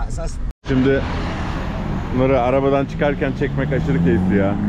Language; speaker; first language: Turkish; native; Turkish